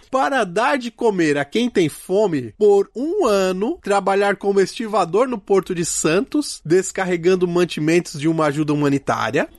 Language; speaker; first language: Portuguese; native; Portuguese